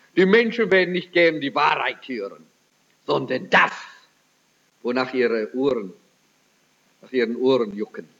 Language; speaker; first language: German; early bilingual, heritage; German